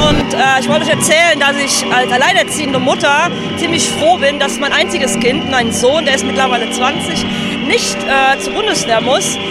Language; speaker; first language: German; native; German